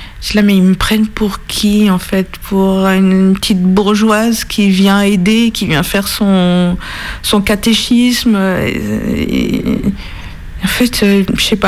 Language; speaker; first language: French; native; French